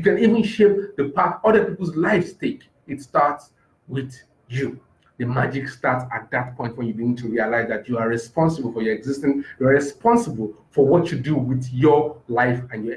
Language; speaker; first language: English; non-native, local second language; Yoruba